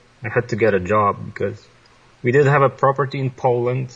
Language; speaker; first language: English; non-native, fluent; Polish